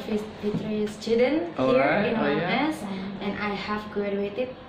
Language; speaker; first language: English; non-native, learner; Indonesian